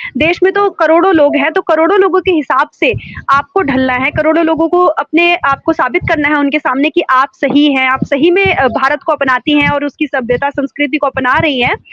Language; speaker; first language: Hindi; native; Hindi